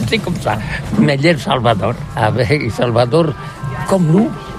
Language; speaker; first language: French; non-native, learner; Catalan